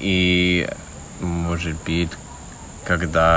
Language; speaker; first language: Russian; non-native, learner; English